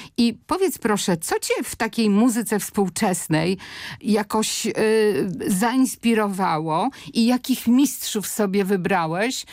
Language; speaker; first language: Polish; native; Polish